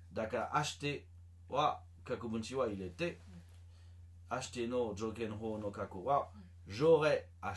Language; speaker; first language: Japanese; non-native, learner; French